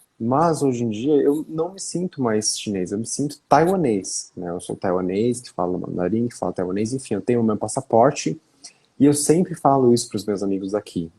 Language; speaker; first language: Portuguese; native; Portuguese